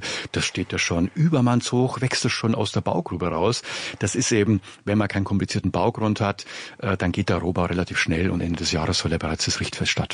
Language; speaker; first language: German; native; German